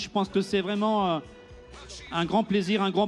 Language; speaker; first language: French; native; French